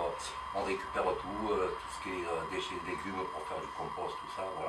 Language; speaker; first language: French; native; French